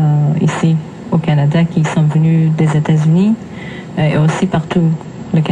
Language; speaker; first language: French; non-native, fluent; English